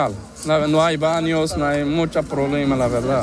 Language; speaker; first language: Spanish; non-native, learner; Arabic